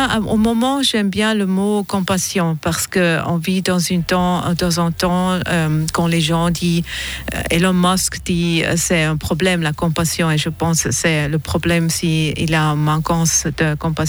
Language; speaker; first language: French; non-native, fluent; German